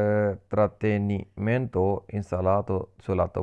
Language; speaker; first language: Italian; non-native, learner; Punjabi